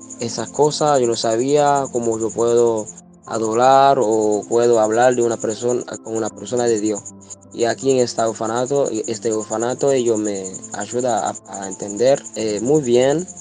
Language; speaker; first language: Spanish; non-native, learner; Haitian Creole